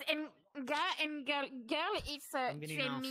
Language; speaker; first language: English; non-native, learner; French